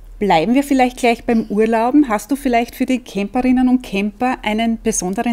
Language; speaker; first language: German; native; German